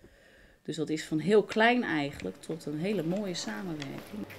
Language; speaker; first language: Dutch; native; Dutch